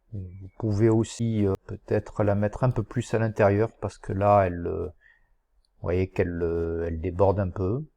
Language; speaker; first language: French; native; French